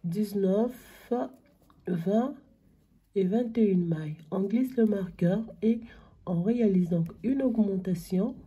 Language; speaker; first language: French; non-native, local second language; Arabic